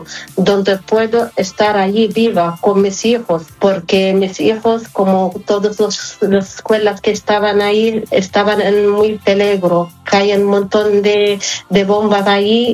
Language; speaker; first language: Spanish; non-native, fluent; Arabic